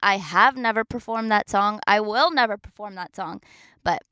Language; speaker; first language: English; native; English